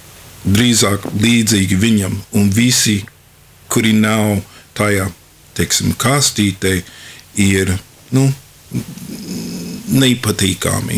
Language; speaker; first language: Latvian; non-native, fluent; English